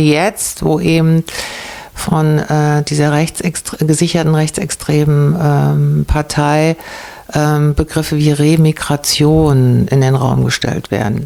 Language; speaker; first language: German; native; German